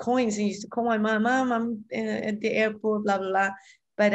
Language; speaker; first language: English; non-native, fluent; Spanish